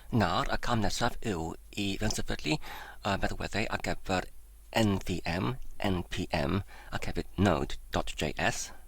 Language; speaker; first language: Welsh; non-native, fluent; German